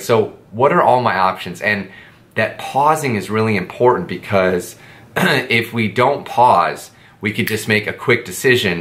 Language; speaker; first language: English; native; English